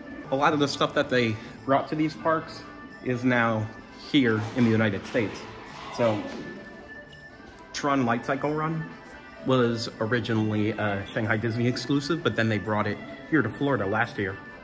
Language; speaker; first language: English; native; English